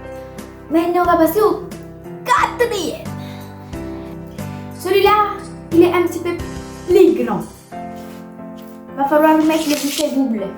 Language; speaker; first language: French; native; French